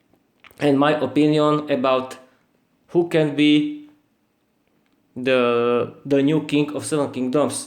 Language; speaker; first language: English; non-native, learner; Slovak